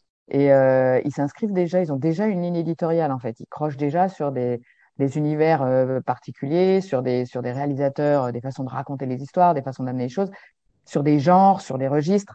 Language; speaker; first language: French; native; French